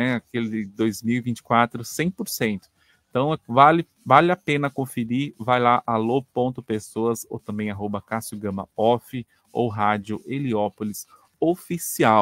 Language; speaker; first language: Portuguese; native; Portuguese